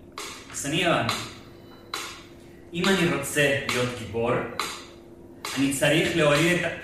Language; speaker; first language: Hebrew; non-native, fluent; Spanish